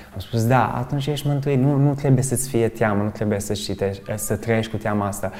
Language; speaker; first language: Romanian; early bilingual, other home language; English